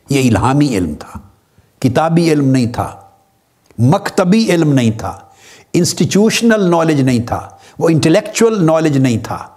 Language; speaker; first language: Urdu; native; Urdu